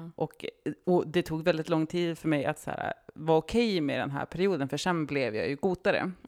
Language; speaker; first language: Swedish; native; Swedish